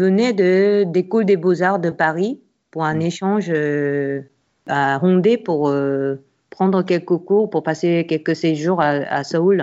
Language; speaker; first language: French; non-native, fluent; Korean